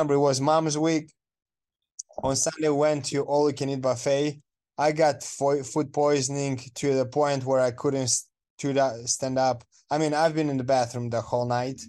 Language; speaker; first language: English; non-native, fluent; Romanian